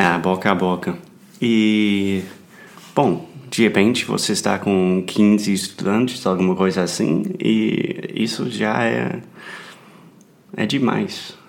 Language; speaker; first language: Portuguese; non-native, fluent; English